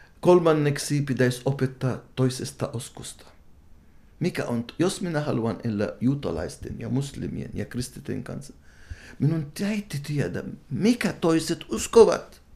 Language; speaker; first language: Finnish; non-native, fluent; Arabic